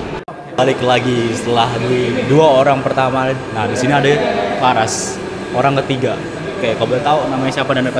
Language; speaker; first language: Indonesian; native; Indonesian